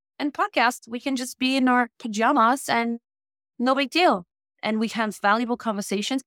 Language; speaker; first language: English; non-native, fluent; Polish